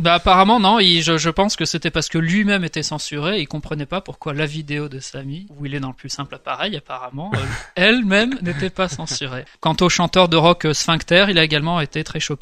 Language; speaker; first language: French; native; French